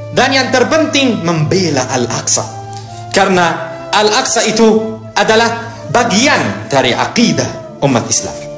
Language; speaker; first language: Indonesian; non-native, fluent; Arabic